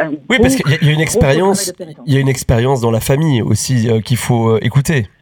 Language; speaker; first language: French; native; French